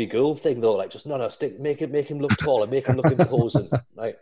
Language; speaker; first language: English; native; English